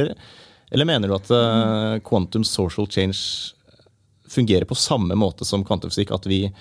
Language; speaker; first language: Norwegian; native; Norwegian